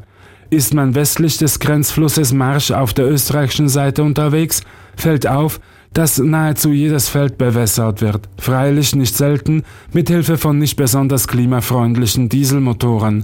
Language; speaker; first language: German; non-native, fluent; Slovak